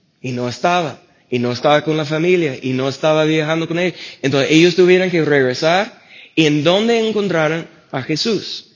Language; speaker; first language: Spanish; non-native, fluent; English